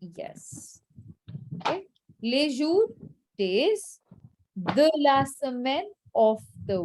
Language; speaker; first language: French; non-native, fluent; Hindi